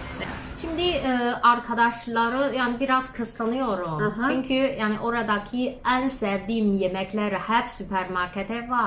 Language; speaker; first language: Turkish; non-native, fluent; Chinese